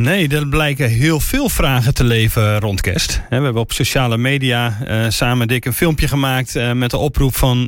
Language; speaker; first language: Dutch; native; Dutch